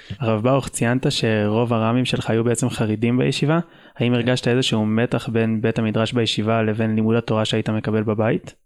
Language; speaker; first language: Hebrew; native; Hebrew